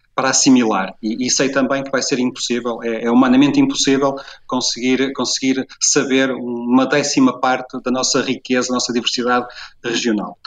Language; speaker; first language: Portuguese; native; Portuguese